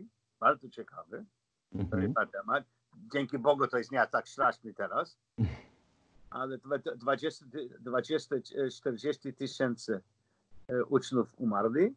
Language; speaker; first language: Polish; non-native, learner; English